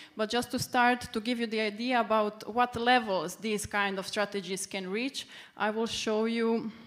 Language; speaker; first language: English; non-native, fluent; Serbian